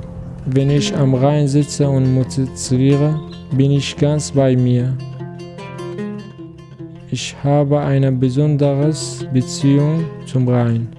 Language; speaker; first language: German; non-native, learner; Arabic